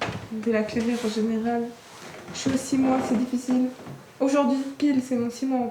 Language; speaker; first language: French; native; French